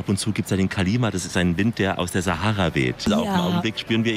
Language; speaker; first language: German; native; German